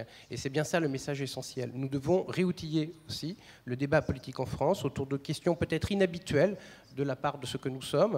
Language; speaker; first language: French; native; French